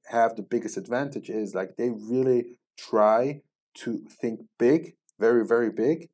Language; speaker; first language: English; non-native, fluent; Swiss German